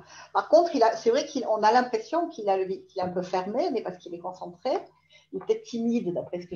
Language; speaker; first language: French; native; French